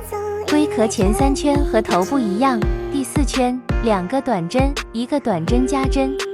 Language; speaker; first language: Chinese; native; Chinese